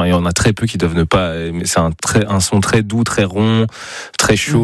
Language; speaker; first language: French; native; French